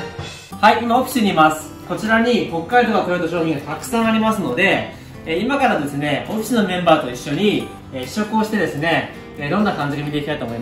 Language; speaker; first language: Japanese; native; Japanese